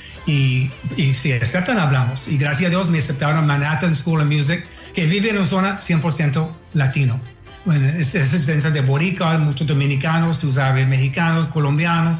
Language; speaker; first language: Spanish; non-native, fluent; English